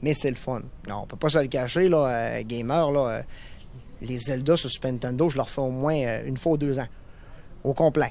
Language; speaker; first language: French; native; French